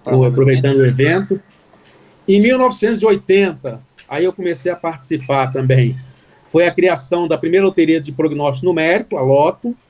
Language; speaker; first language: Portuguese; native; Portuguese